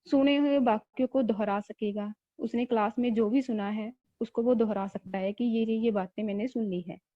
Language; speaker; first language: Hindi; non-native, local second language; Punjabi